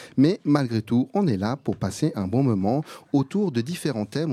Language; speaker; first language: French; native; French